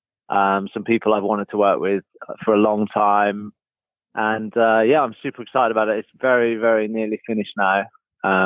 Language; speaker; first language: English; native; English